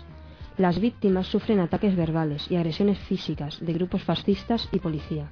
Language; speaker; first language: Spanish; native; Spanish